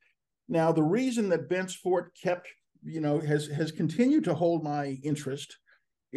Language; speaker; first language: English; native; English